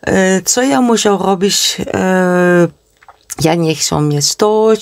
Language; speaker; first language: Polish; non-native, learner; Dutch